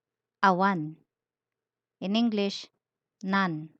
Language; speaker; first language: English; non-native, local second language; Filipino